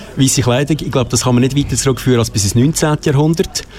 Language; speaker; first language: German; native; German